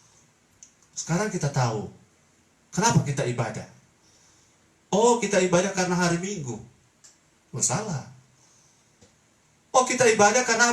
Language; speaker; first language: Indonesian; native; Indonesian